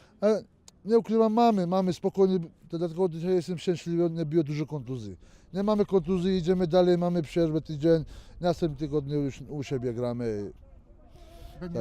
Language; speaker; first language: Polish; non-native, learner; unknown